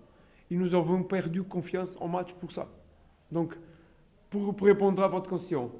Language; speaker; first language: French; non-native, fluent; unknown